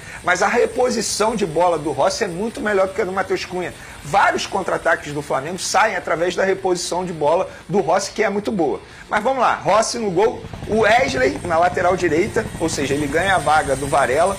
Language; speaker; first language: Portuguese; native; Portuguese